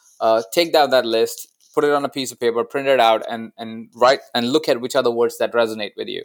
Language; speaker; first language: English; non-native, local second language; Hindi